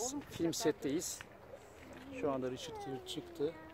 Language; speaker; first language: Turkish; native; Turkish